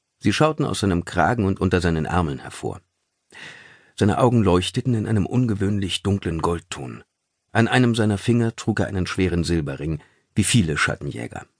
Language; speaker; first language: German; native; German